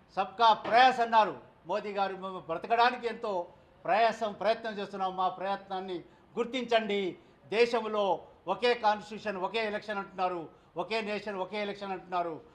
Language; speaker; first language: Telugu; non-native, local second language; Lambadi